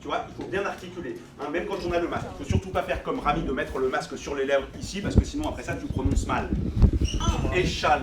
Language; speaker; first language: French; native; French